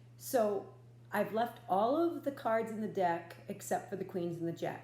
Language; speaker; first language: English; native; English